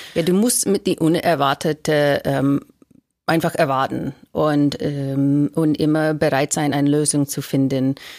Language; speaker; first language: German; non-native, fluent; English